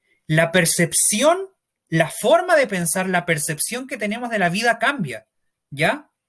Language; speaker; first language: Spanish; native; Spanish